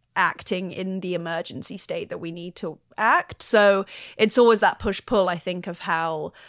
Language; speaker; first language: English; native; English